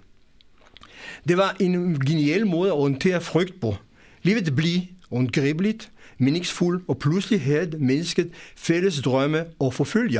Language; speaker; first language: Danish; non-native, fluent; Hebrew